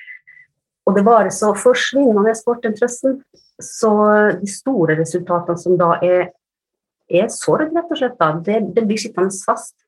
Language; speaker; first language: Norwegian; early bilingual, other home language; Finnish